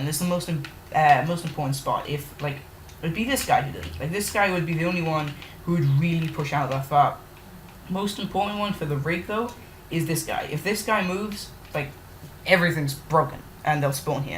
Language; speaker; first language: English; native; English